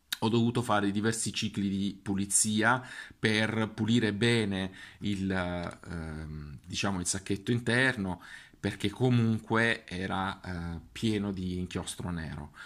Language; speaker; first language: Italian; native; Italian